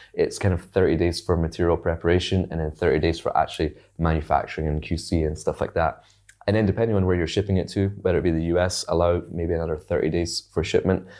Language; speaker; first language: English; native; English